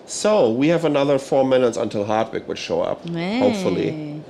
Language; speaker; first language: English; non-native, fluent; German